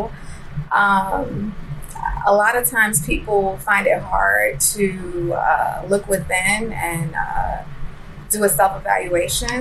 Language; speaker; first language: English; native; English